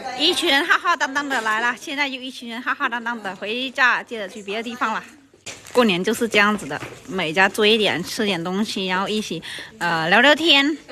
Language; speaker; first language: Chinese; non-native, fluent; Vietnamese